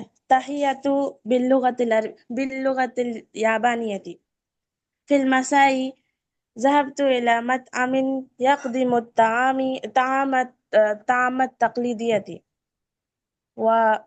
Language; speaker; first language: Arabic; non-native, learner; Urdu